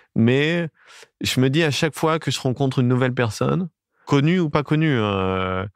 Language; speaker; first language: French; native; French